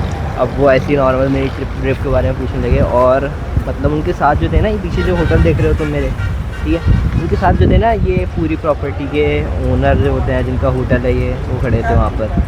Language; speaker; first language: Hindi; native; Hindi